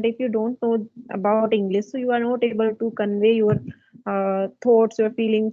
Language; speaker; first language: English; non-native, fluent; Hindi